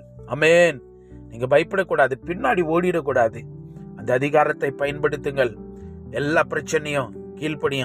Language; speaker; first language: Tamil; native; Tamil